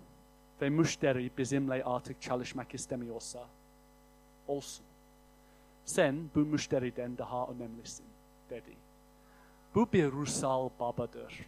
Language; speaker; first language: Turkish; non-native, fluent; English